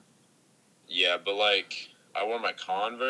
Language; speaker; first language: English; native; English